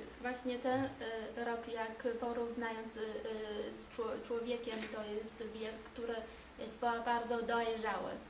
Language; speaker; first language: Polish; non-native, learner; Chinese